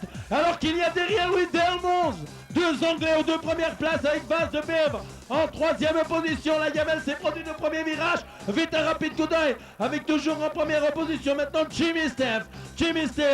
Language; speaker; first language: French; native; French